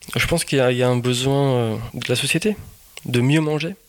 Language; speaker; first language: French; non-native, fluent; Portuguese